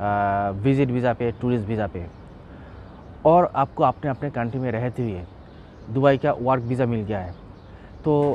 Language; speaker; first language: Hindi; non-native, local second language; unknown